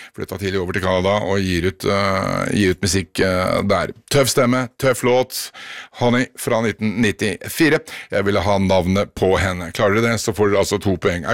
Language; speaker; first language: Norwegian; native; Norwegian